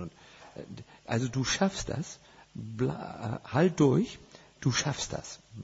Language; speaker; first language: German; native; German